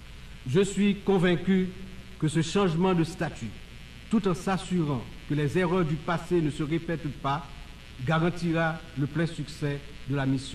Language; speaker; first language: French; non-native, local second language; Haitian Creole